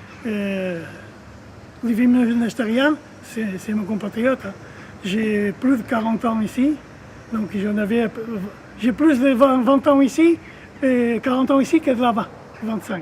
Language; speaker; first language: French; native; French